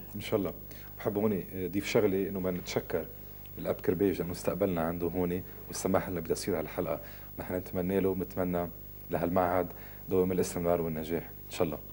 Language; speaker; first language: Arabic; native; Arabic